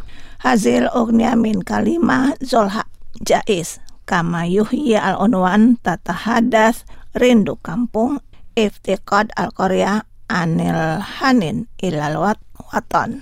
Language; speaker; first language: Arabic; non-native, fluent; Indonesian